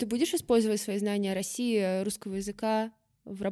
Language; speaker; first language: Russian; native; Russian